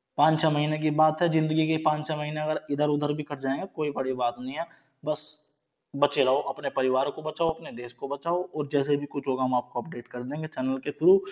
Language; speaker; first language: Hindi; native; Hindi